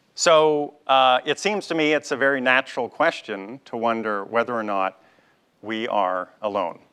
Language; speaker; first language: English; native; English